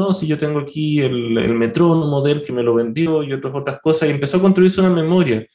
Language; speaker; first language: Spanish; native; Spanish